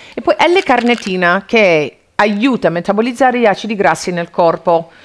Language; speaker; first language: Italian; non-native, fluent; English